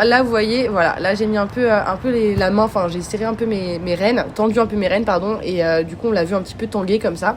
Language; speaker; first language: French; native; French